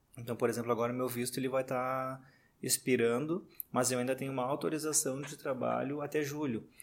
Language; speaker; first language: Portuguese; native; Portuguese